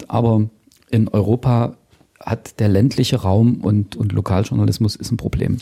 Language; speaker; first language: German; native; German